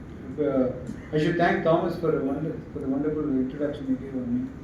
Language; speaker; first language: English; non-native, local second language; Tamil